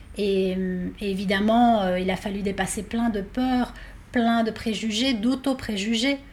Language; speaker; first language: French; non-native, fluent; Spanish